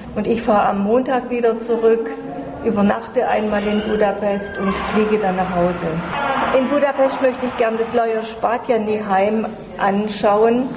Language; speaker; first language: German; native; German